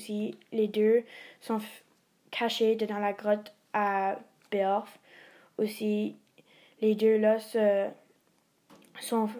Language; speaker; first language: French; non-native, learner; English